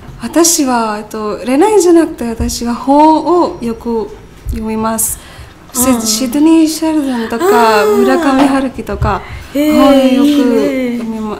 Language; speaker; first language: Japanese; non-native, learner; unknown